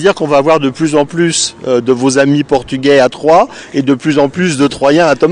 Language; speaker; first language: French; native; French